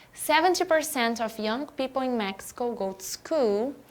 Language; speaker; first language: English; non-native, fluent; Portuguese